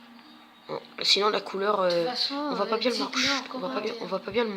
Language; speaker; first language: French; native; French